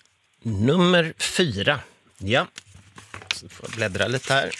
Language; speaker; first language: Swedish; native; Swedish